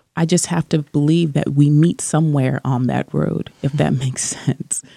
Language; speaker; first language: English; native; English